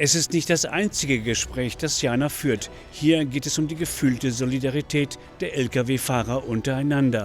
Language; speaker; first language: German; native; German